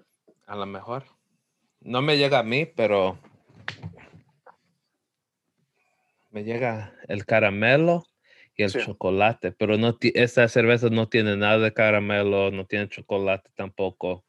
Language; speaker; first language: Spanish; early bilingual, heritage; Spanish